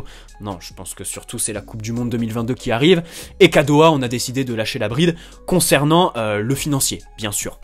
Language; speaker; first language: French; native; French